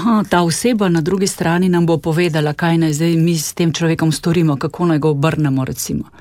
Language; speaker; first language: Slovenian; native; Slovenian